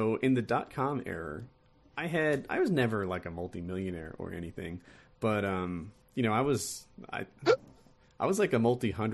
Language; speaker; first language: English; native; English